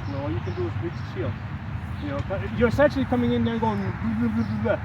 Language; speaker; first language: English; native; English